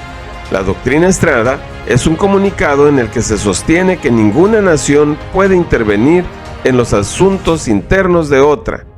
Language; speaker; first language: Spanish; native; Spanish